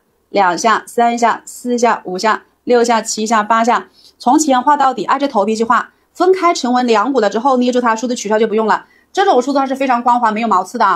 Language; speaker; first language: Chinese; native; Chinese